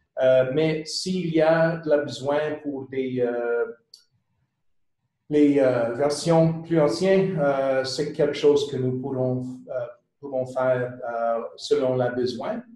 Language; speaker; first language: French; non-native, local second language; English